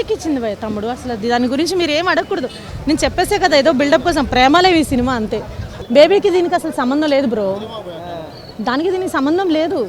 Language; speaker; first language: Telugu; native; Telugu